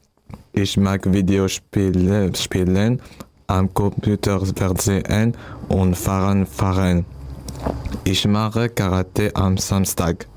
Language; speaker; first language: German; non-native, learner; French